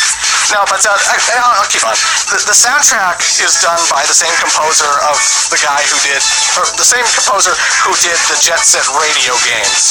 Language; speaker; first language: English; native; English